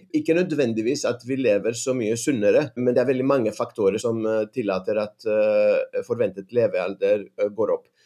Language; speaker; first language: Norwegian; non-native, fluent; Greek